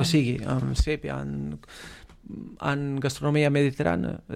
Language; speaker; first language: Catalan; non-native, fluent; Romanian